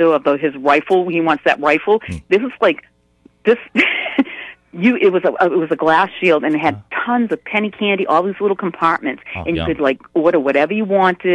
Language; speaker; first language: English; native; English